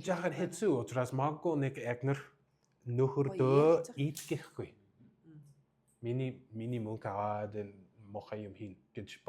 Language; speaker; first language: Mongolian; non-native, learner; English